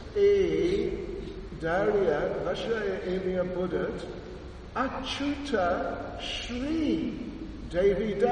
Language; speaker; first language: Russian; non-native, learner; English